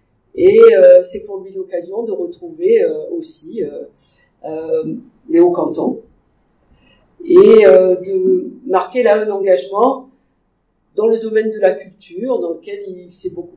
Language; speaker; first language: French; native; French